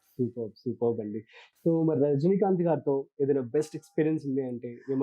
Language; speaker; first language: Telugu; native; Telugu